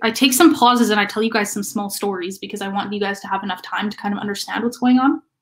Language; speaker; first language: English; native; English